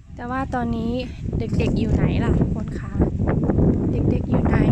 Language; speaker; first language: Thai; native; Thai